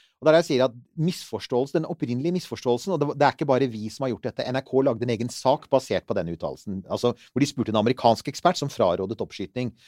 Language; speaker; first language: Norwegian; native; Norwegian